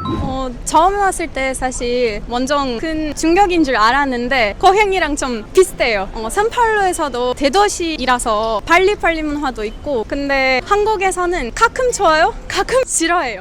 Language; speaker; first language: Korean; non-native, fluent; Portuguese